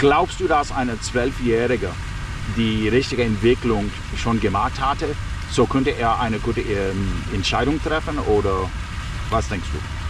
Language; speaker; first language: German; non-native, learner; English